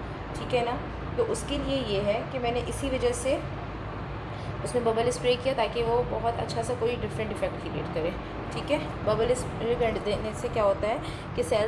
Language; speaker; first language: Hindi; native; Hindi